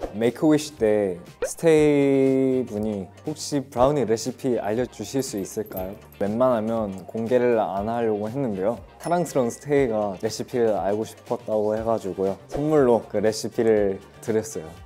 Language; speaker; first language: Korean; non-native, fluent; English